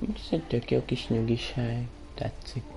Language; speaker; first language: Hungarian; native; Hungarian